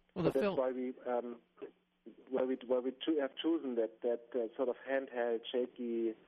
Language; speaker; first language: English; non-native, fluent; German